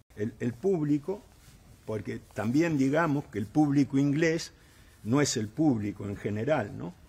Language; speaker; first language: Spanish; native; Spanish